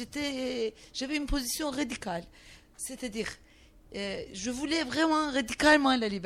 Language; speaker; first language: French; non-native, learner; Turkish